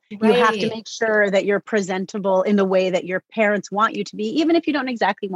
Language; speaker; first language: English; native; English